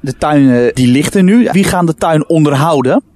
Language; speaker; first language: Dutch; native; Dutch